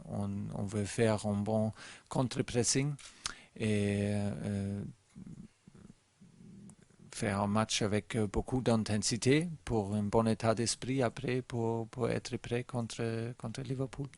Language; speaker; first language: French; non-native, learner; German